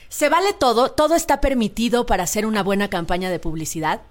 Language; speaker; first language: Spanish; native; Spanish